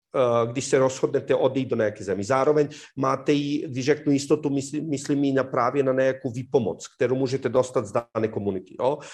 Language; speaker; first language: Czech; non-native, fluent; Serbian